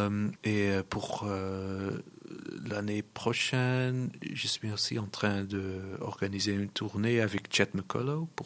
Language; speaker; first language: French; non-native, local second language; Dutch